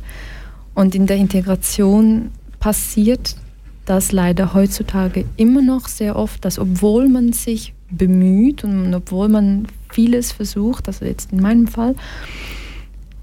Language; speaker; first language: German; early bilingual, other home language; Portuguese